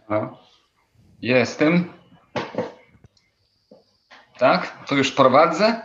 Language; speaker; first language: Polish; non-native, fluent; Ukrainian